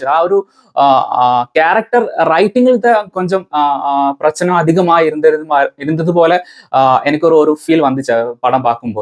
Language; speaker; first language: Tamil; non-native, learner; Malayalam